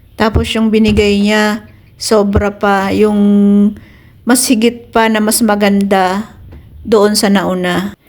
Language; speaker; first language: Filipino; native; Filipino